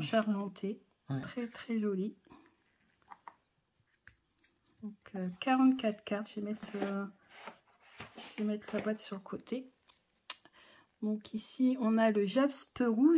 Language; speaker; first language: French; native; French